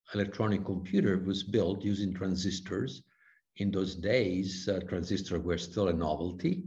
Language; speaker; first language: English; non-native, fluent; Italian